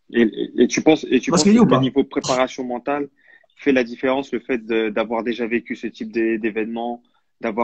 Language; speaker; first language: French; native; French